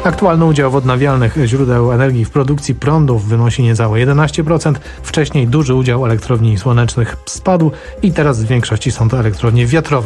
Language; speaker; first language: Polish; native; Polish